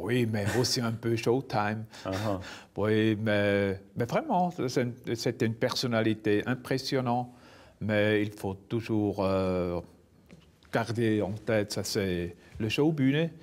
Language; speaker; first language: French; non-native, local second language; German